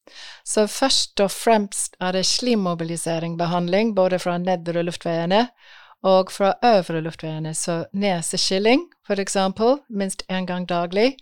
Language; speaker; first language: Norwegian; non-native, fluent; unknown